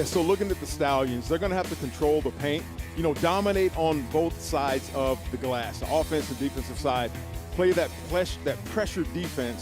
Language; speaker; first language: English; native; English